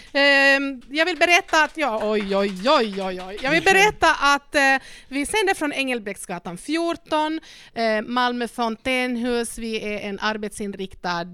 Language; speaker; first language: Swedish; non-native, local second language; Spanish